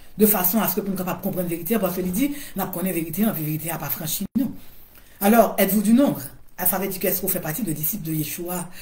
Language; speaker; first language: French; non-native, local second language; Haitian Creole